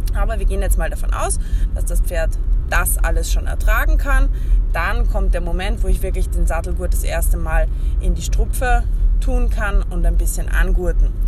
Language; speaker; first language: German; native; German